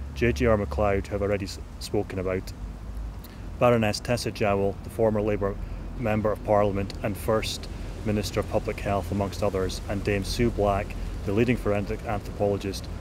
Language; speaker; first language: English; native; English